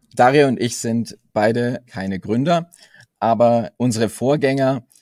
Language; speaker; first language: German; native; German